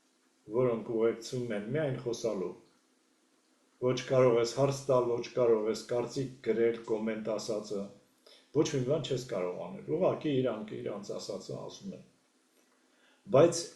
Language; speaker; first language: Armenian; native; Armenian